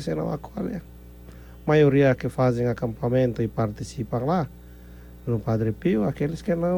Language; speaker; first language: Portuguese; non-native, fluent; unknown